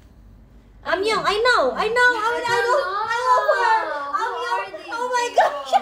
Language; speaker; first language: English; non-native, learner; Indonesian